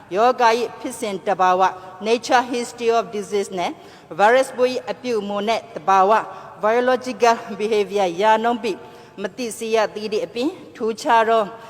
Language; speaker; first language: Burmese; non-native, local second language; Tedim Chin